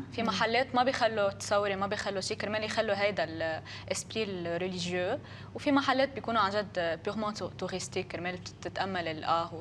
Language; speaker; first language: Arabic; native; Arabic